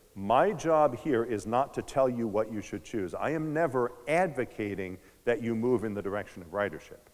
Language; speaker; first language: English; native; English